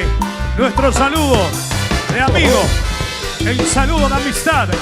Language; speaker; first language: Spanish; native; Spanish